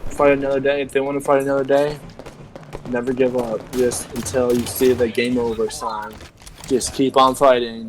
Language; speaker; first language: English; native; English